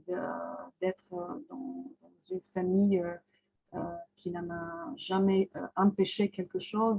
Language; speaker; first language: French; non-native, fluent; Croatian